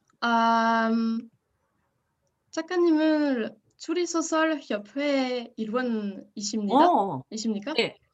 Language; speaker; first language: Korean; non-native, learner; French